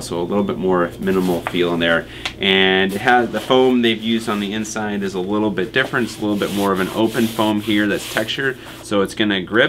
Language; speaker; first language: English; native; English